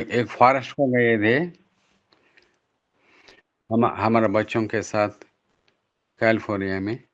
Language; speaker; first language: Hindi; non-native, local second language; Telugu